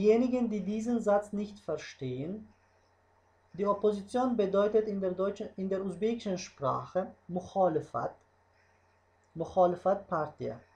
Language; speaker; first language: German; non-native, fluent; Uzbek